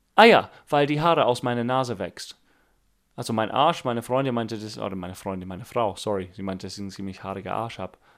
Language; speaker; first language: German; non-native, fluent; English